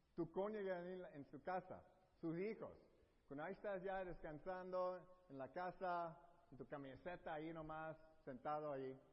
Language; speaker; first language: Spanish; early bilingual, heritage; Spanish